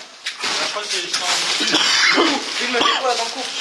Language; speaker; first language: French; native; French